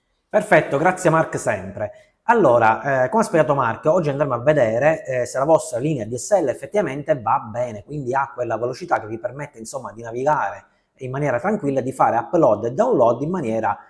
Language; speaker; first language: Italian; native; Italian